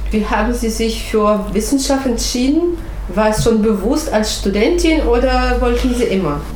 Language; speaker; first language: German; non-native, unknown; Ukrainian